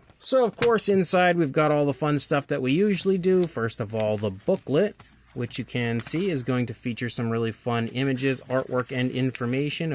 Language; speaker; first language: English; native; English